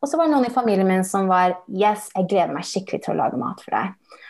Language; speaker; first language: Norwegian; early bilingual, heritage; Norwegian